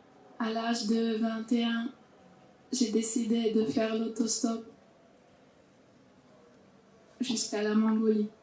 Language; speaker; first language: French; non-native, learner; Russian